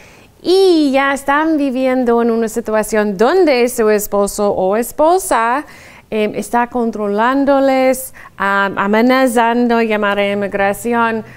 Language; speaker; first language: Spanish; non-native, fluent; English